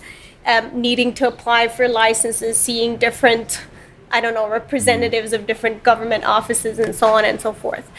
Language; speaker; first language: English; non-native, fluent; Romanian